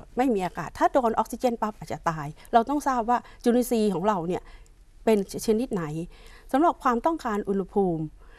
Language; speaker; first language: Thai; native; Thai